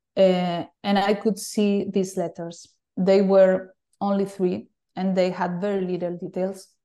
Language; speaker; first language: English; non-native, fluent; Galician